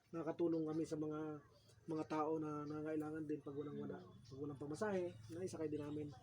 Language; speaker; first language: Filipino; native; Filipino